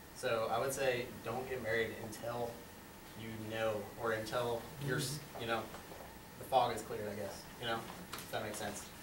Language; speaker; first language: English; native; English